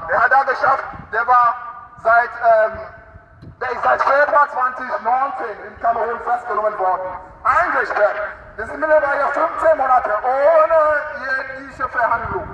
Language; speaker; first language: German; non-native, fluent; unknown